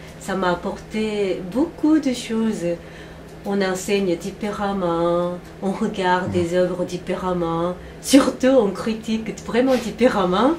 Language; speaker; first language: French; non-native, fluent; Korean